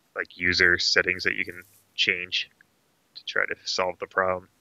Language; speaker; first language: English; native; English